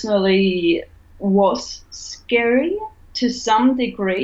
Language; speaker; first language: English; non-native, fluent; German